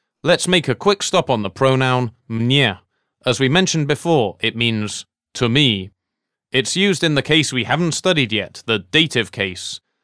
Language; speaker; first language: English; native; English